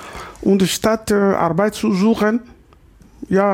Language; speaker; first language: German; non-native, learner; Lingala